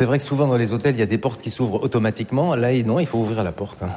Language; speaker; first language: French; native; French